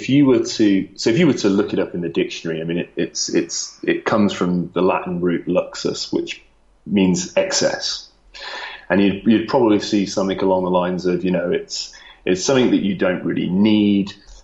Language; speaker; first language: English; native; English